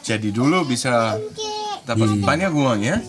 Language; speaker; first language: Indonesian; non-native, learner; Danish